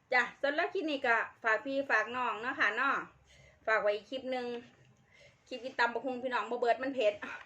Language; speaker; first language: Thai; native; Thai